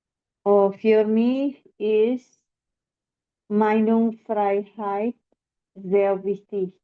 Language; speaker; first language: German; non-native, learner; Indonesian